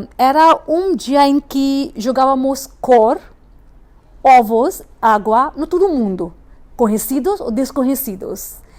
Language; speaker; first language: Portuguese; non-native, fluent; Hindi